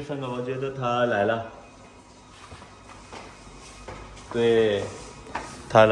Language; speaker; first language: Chinese; non-native, learner; Urdu